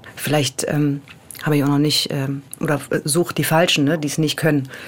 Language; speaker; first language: German; native; German